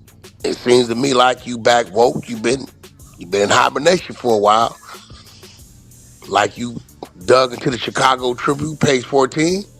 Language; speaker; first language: English; native; English